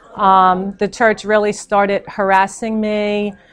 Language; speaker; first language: English; native; English